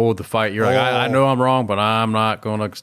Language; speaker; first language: English; native; English